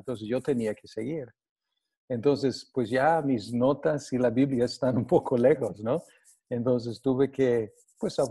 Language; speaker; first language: Spanish; non-native, fluent; English